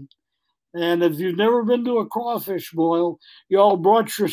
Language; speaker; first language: English; native; English